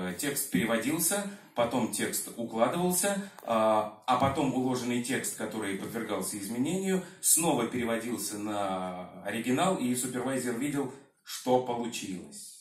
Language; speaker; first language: Russian; native; Russian